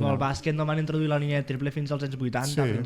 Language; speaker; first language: Catalan; native; Catalan